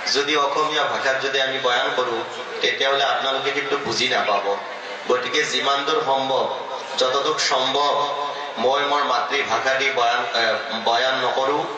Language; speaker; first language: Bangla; non-native, local second language; Assamese